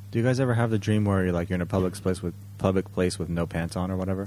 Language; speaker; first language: English; early bilingual, other home language; Japanese